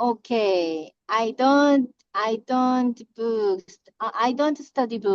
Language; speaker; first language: English; non-native, learner; Korean